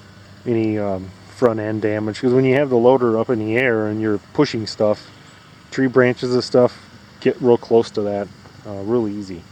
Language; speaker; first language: English; native; English